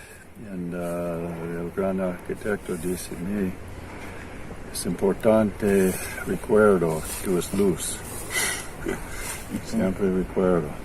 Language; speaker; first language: Spanish; non-native, learner; English